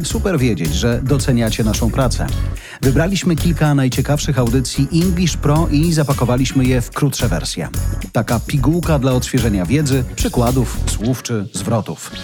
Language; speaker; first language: Polish; native; Polish